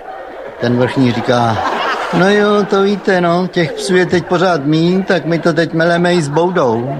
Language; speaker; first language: Czech; native; Czech